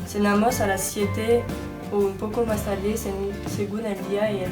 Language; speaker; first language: Spanish; non-native, learner; French